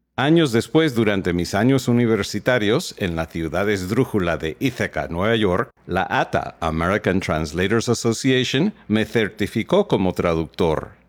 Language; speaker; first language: Spanish; non-native, fluent; English